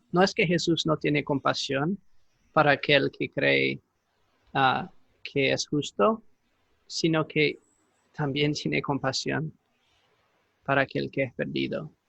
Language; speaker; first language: Spanish; non-native, fluent; English